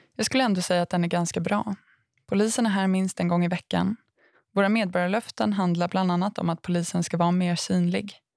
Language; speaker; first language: Swedish; native; Swedish